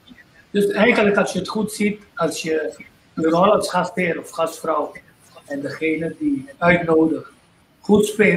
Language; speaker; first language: Dutch; non-native, local second language; Papiamento